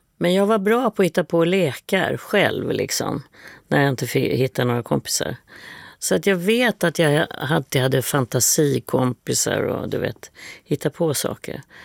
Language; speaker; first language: Swedish; native; Swedish